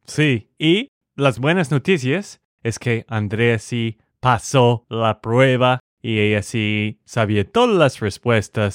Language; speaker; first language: Spanish; non-native, fluent; English